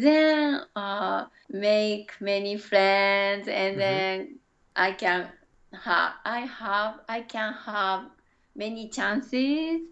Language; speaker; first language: English; non-native, learner; Japanese